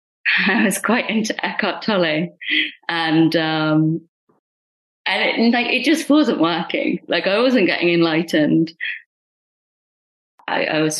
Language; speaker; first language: English; non-native, local second language; Punjabi